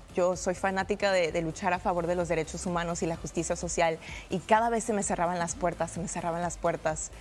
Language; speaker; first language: Spanish; early bilingual, heritage; Spanish